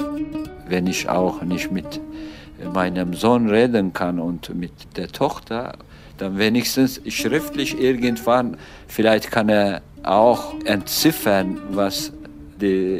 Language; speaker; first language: German; non-native, fluent; Turkish